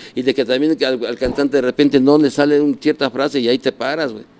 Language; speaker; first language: Spanish; native; Spanish